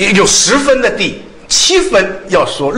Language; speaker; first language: Chinese; native; Chinese